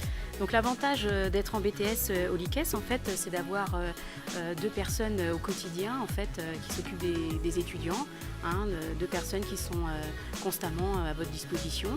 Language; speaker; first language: French; native; French